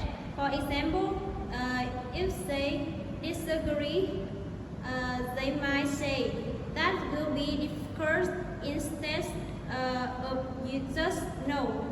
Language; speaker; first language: English; non-native, learner; Vietnamese